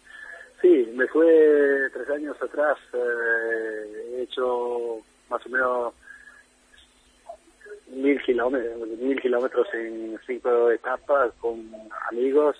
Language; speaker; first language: Spanish; non-native, fluent; Italian